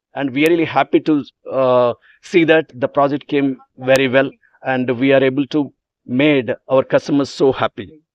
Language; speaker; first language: English; non-native, local second language; Telugu